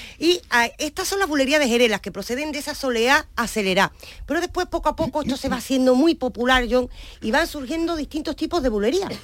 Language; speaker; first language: Spanish; native; Spanish